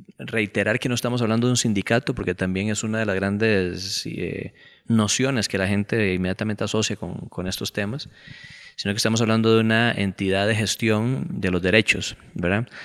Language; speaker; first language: Spanish; native; Spanish